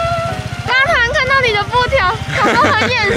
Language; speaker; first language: Chinese; native; Chinese